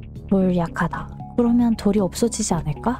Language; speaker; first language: Korean; native; Korean